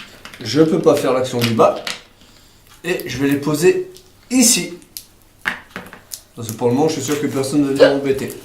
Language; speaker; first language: French; native; French